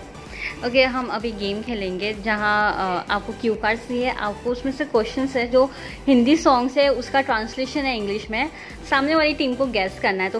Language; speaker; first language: Hindi; native; Hindi